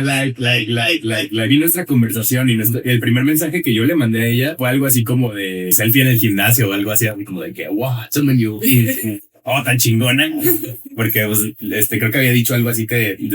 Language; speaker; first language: Spanish; native; Spanish